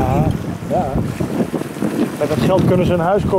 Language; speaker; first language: Dutch; non-native, learner; Polish